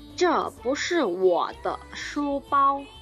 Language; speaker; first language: Chinese; non-native, fluent; Thai